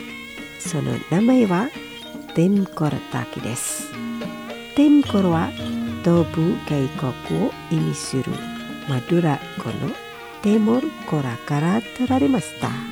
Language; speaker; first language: Japanese; non-native, fluent; Indonesian